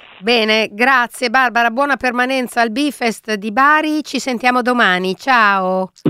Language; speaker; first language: Italian; native; Italian